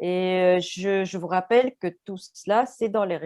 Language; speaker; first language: French; non-native, fluent; Russian